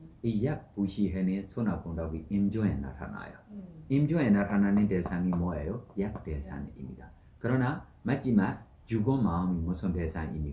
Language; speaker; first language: Korean; non-native, learner; Burmese